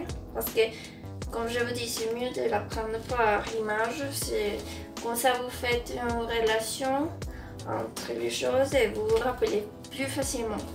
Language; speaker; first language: French; non-native, fluent; Spanish